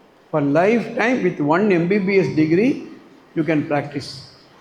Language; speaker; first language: English; non-native, local second language; Tamil